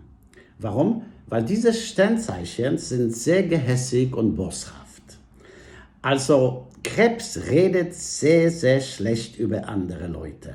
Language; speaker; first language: German; non-native, fluent; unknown